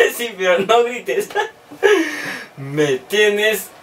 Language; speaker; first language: Spanish; native; Spanish